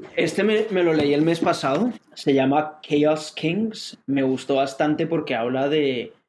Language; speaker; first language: Spanish; native; Spanish